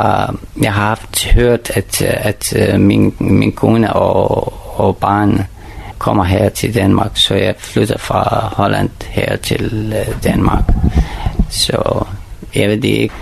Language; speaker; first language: Danish; non-native, learner; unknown